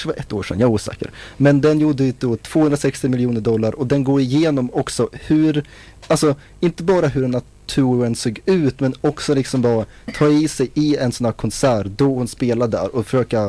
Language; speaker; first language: Swedish; native; Swedish